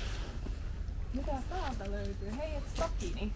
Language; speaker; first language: Finnish; native; Finnish